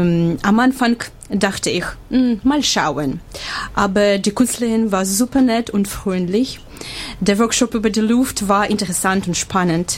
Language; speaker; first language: German; non-native, learner; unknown